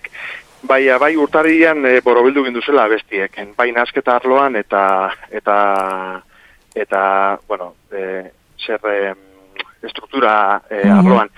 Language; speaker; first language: Basque; native; Basque